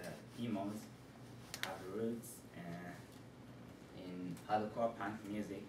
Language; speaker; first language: English; non-native, fluent; Japanese